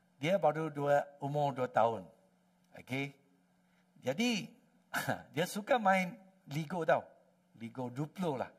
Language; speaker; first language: Malay; non-native, local second language; Chinese